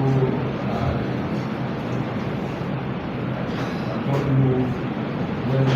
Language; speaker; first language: English; non-native, learner; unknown